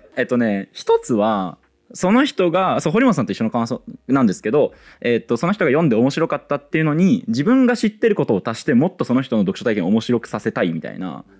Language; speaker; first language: Japanese; native; Japanese